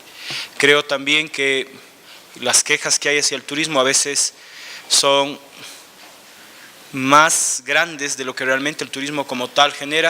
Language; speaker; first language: Spanish; native; Spanish